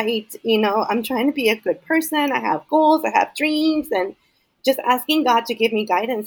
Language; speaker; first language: English; early bilingual, other home language; Spanish